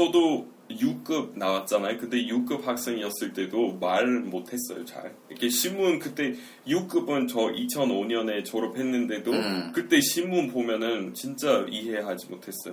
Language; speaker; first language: Korean; non-native, fluent; English